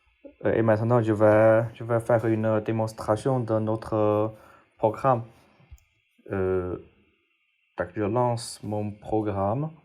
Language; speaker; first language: French; non-native, fluent; Chinese